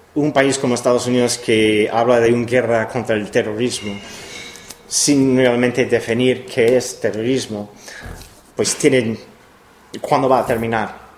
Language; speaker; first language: Spanish; non-native, fluent; English